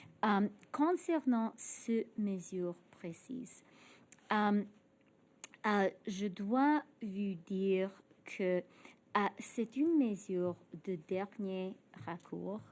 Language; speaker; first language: French; non-native, fluent; English